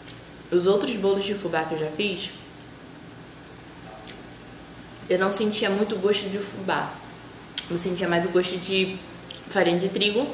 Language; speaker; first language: Portuguese; native; Portuguese